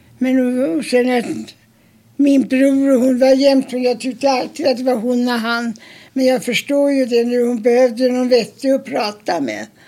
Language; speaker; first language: Swedish; early bilingual, other home language; German